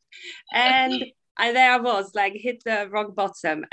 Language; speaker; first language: English; non-native, fluent; Czech